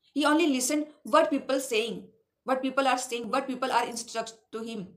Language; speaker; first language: English; non-native, local second language; Awadhi